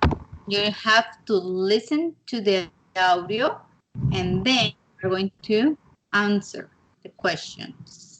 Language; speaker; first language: English; non-native, learner; Spanish